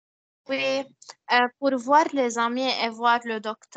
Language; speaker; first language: French; non-native, learner; Arabic